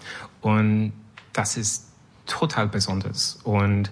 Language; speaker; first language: German; non-native, learner; French